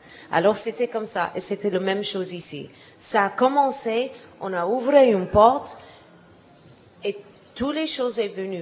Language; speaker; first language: French; non-native, learner; English